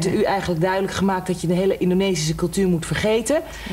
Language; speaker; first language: Dutch; native; Dutch